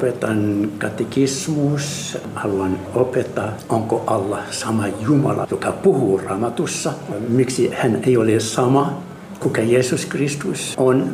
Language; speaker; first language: Finnish; non-native, fluent; Arabic